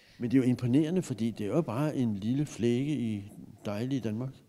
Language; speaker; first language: Danish; native; Danish